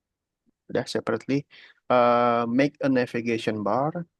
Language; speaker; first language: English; non-native, learner; Indonesian